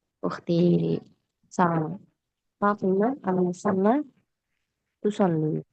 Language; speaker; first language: Arabic; non-native, fluent; Indonesian